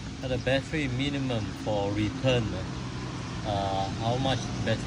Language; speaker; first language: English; non-native, learner; Chinese